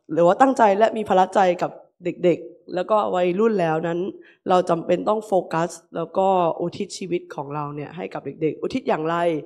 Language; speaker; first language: Thai; native; Thai